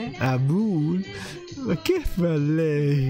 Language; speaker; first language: Italian; non-native, learner; Japanese